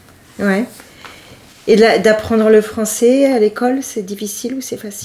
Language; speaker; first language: French; native; French